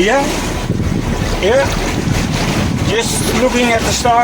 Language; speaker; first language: English; non-native, fluent; Dutch